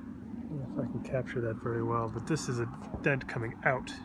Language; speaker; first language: English; native; English